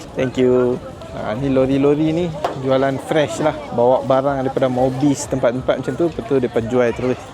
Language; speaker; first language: Malay; native; Malay